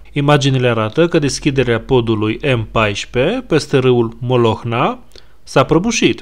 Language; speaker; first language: Romanian; non-native, fluent; Hebrew